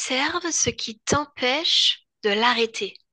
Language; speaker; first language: French; native; French